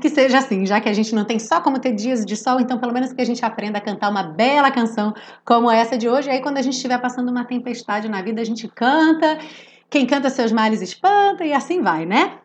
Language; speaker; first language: Portuguese; native; Portuguese